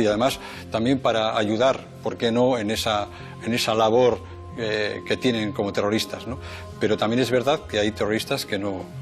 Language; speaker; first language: Spanish; native; Spanish